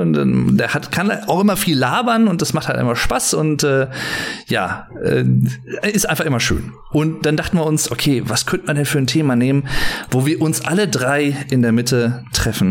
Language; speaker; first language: German; native; German